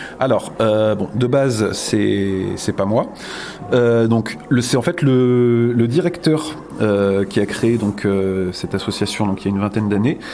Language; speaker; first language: French; native; French